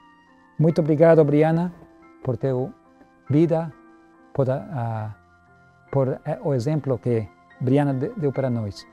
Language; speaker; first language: Portuguese; non-native, learner; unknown